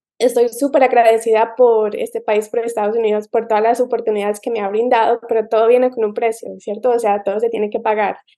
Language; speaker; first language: Spanish; early bilingual, heritage; Spanish